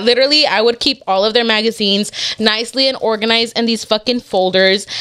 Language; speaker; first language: English; early bilingual, other home language; Spanish